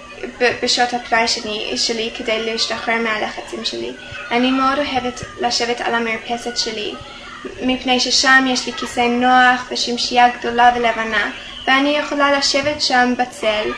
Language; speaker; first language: Hebrew; non-native, fluent; English